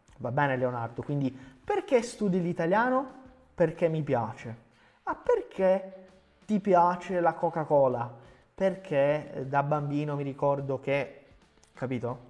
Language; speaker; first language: Italian; non-native, fluent; Portuguese